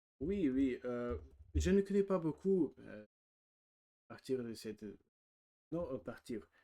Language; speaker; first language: French; non-native, learner; Russian